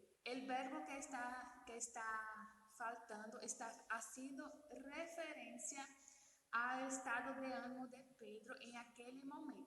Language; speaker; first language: Spanish; non-native, learner; Portuguese